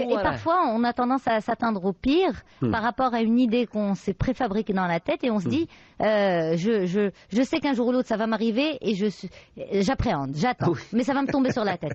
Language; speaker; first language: French; non-native, local second language; Arabic